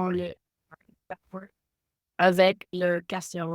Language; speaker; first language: French; non-native, learner; Spanish